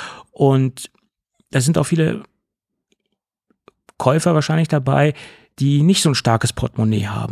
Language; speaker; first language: German; native; German